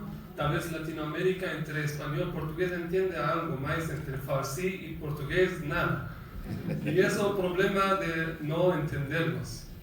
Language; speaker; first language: Spanish; non-native, fluent; Persian